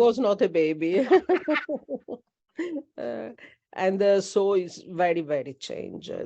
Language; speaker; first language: English; non-native, learner; Italian